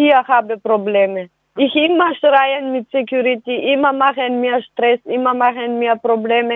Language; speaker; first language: German; non-native, learner; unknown